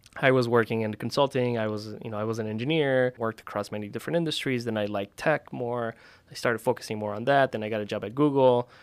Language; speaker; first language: English; early bilingual, other home language; Spanish